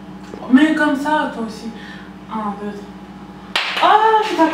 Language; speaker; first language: French; native; French